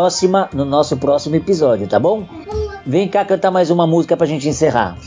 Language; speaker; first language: Portuguese; native; Portuguese